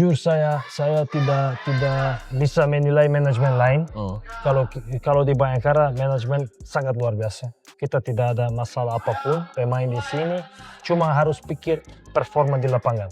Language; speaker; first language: Indonesian; non-native, fluent; Serbian